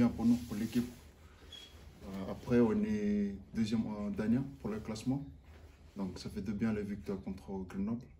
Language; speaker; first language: French; non-native, learner; Fijian